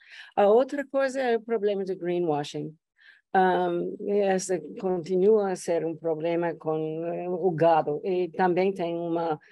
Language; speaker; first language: Portuguese; non-native, fluent; English